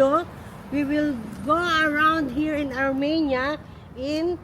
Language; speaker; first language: English; non-native, local second language; Filipino